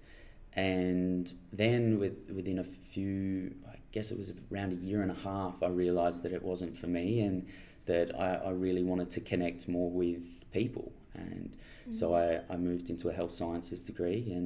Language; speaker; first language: English; native; English